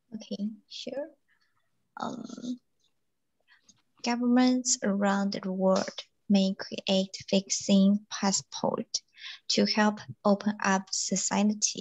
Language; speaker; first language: English; non-native, learner; Chinese